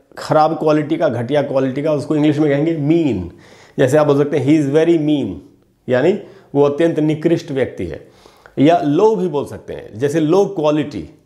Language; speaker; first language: Hindi; native; Hindi